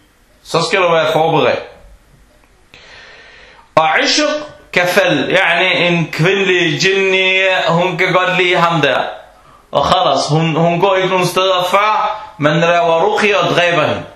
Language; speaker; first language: Danish; non-native, fluent; Arabic